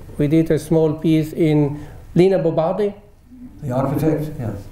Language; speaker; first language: English; non-native, fluent; German